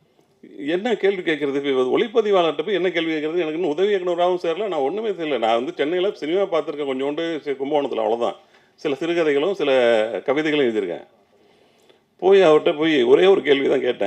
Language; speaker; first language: Tamil; native; Tamil